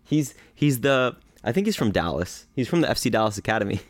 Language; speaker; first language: English; early bilingual, other home language; Greek